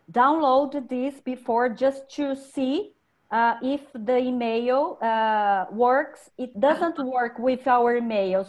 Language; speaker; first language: English; non-native, fluent; Portuguese